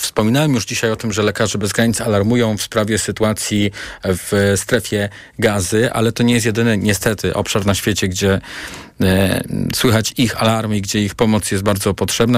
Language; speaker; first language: Polish; native; Polish